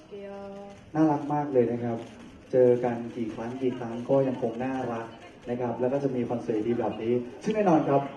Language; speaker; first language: Thai; native; Thai